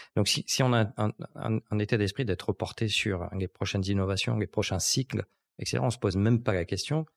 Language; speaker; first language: French; native; French